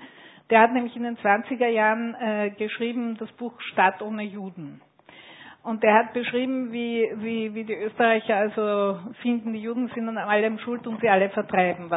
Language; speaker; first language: German; native; German